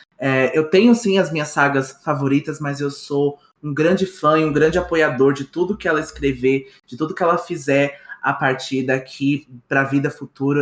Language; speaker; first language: Portuguese; native; Portuguese